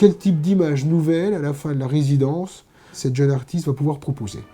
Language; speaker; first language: French; native; French